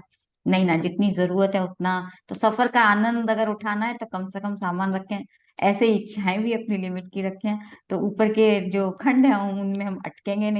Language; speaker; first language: Hindi; native; Hindi